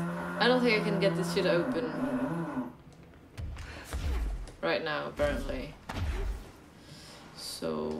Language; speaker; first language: English; non-native, fluent; French